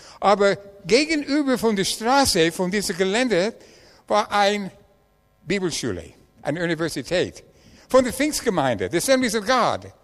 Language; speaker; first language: German; non-native, learner; English